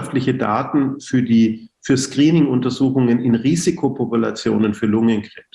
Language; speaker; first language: German; native; German